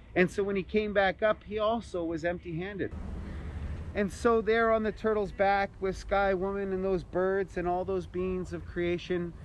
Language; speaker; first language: English; native; English